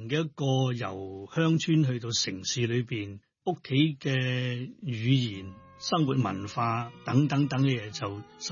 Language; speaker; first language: Cantonese; non-native, local second language; Hakka Chinese